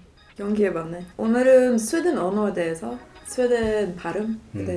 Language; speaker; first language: Korean; non-native, learner; Swedish